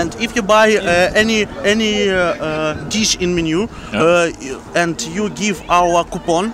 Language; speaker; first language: English; non-native, learner; Russian